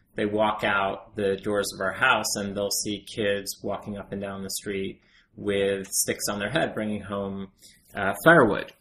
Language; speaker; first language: English; native; English